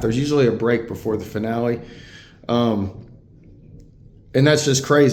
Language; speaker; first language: English; native; English